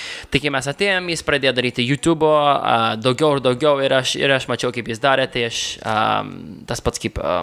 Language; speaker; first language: Lithuanian; early bilingual, heritage; Lithuanian